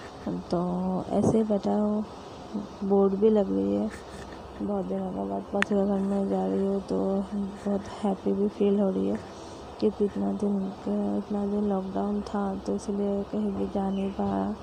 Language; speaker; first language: Hindi; non-native, local second language; Assamese